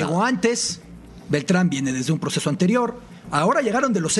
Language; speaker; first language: Spanish; native; Spanish